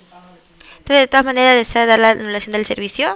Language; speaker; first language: Spanish; native; Spanish